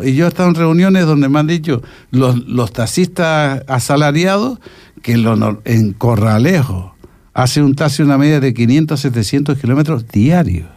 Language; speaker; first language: Spanish; native; Spanish